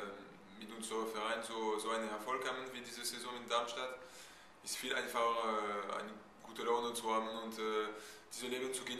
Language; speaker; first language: German; non-native, fluent; French